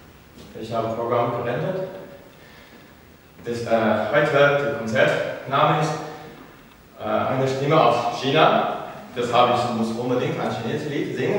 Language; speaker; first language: German; non-native, learner; Chinese